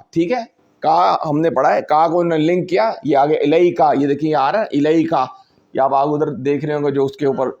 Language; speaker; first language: Urdu; non-native, local second language; Punjabi